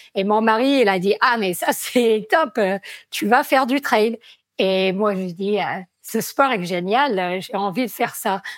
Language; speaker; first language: French; non-native, fluent; English